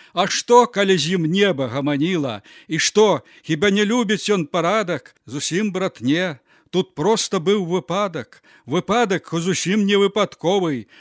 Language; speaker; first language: Belarusian; native; Belarusian